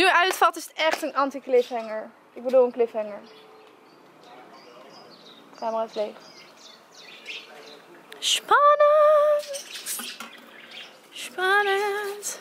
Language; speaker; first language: Dutch; native; Dutch